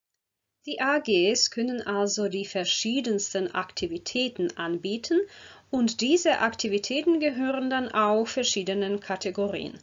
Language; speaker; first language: German; non-native, fluent; Croatian